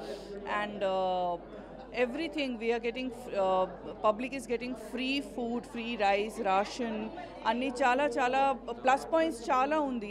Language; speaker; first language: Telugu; non-native, learner; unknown